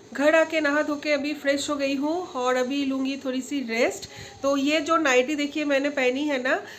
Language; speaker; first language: Hindi; non-native, local second language; Bangla